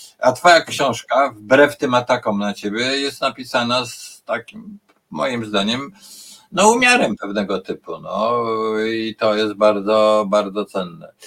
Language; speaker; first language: Polish; native; Polish